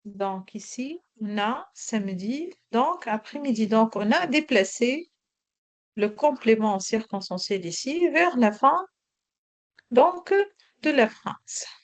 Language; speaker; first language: French; non-native, local second language; Arabic